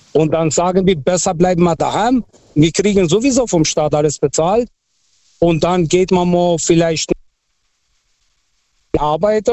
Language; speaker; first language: German; non-native, local second language; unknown